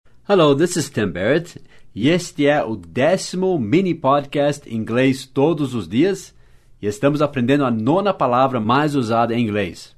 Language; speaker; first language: Portuguese; non-native, fluent; English